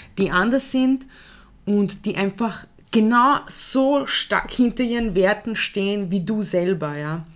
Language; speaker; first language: German; early bilingual, other home language; Croatian